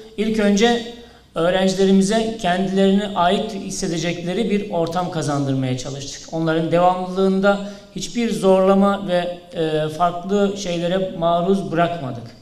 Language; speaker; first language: Turkish; native; Turkish